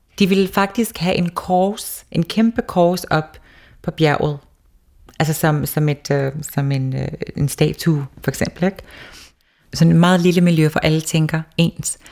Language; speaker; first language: Danish; early bilingual, other home language; Faroese